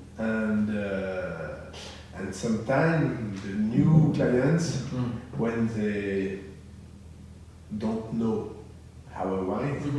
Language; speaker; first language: English; non-native, learner; French